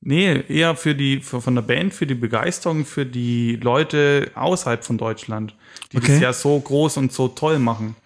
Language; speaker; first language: German; native; German